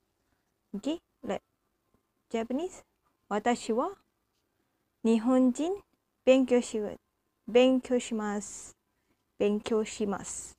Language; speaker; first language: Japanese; non-native, learner; Malay